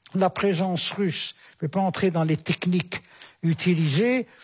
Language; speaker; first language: French; native; French